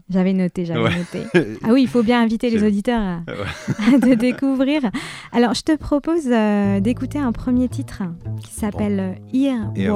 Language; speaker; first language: French; native; French